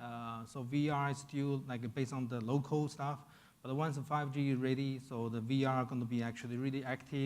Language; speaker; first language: English; non-native, fluent; Chinese